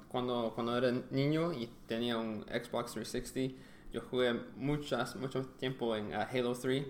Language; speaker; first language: Spanish; non-native, learner; English